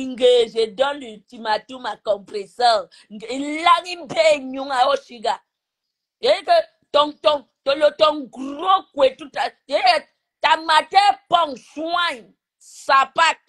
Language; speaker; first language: French; non-native, local second language; Lingala